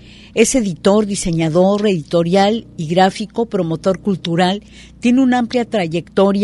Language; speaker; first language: Spanish; native; Spanish